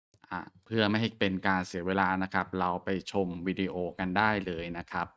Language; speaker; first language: Thai; native; Thai